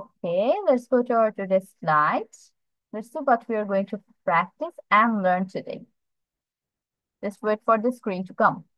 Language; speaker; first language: English; non-native, fluent; Bangla